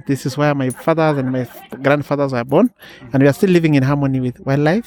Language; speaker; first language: English; non-native, local second language; Masai